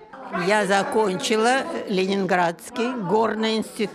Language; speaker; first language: Czech; non-native, learner; Russian